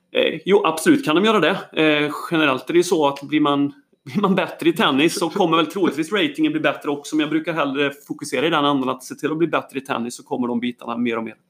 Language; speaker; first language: Swedish; native; Swedish